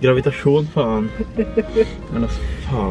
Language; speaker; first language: Norwegian; early bilingual, other home language; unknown